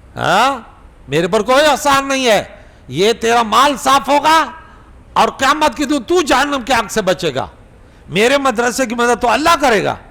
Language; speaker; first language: Urdu; non-native, local second language; Pashto